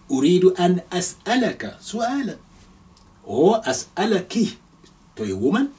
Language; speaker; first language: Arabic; non-native, fluent; Yoruba